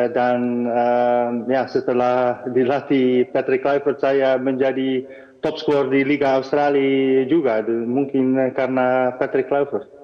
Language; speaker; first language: Indonesian; non-native, fluent; Dutch